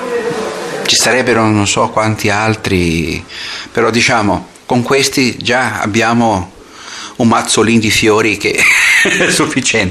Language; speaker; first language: Italian; non-native, fluent; Portuguese